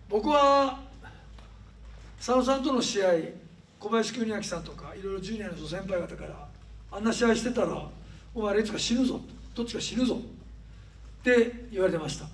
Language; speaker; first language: Japanese; native; Japanese